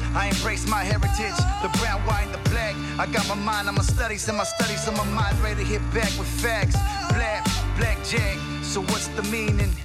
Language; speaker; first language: English; non-native, fluent; Kʼicheʼ